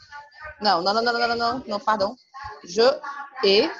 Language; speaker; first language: French; non-native, learner; Portuguese